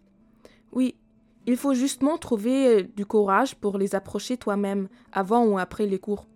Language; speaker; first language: French; non-native, fluent; German